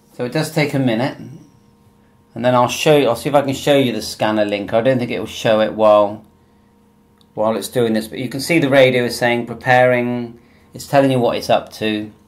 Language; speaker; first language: English; native; English